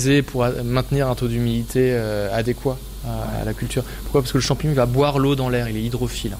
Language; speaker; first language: French; native; French